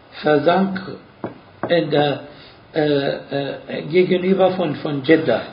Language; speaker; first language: German; non-native, fluent; Arabic